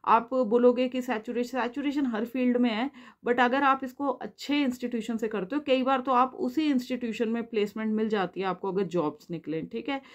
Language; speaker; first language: Hindi; native; Hindi